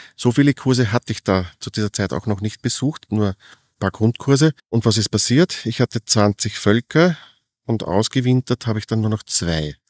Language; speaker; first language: German; native; German